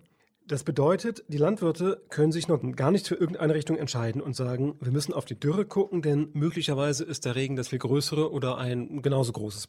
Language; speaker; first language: German; native; German